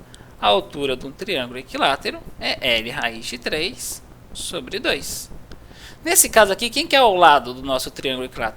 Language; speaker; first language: Portuguese; native; Portuguese